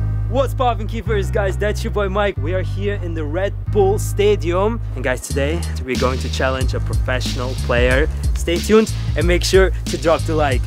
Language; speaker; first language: English; non-native, fluent; German